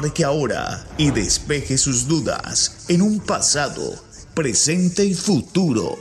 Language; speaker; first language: Spanish; native; Spanish